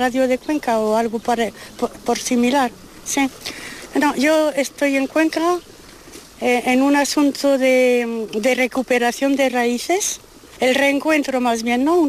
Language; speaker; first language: Spanish; early bilingual, heritage; Spanish